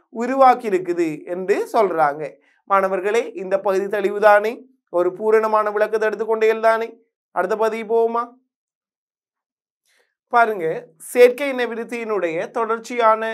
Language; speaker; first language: Tamil; native; Tamil